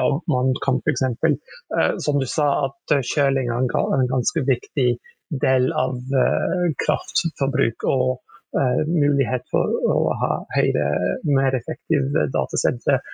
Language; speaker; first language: Norwegian; non-native, fluent; English